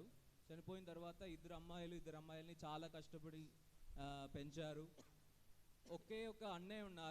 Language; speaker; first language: Telugu; non-native, fluent; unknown